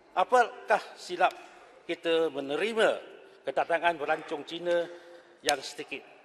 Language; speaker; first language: Malay; non-native, local second language; Chinese